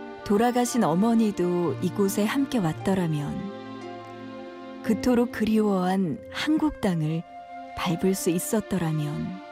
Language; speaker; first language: Korean; native; Korean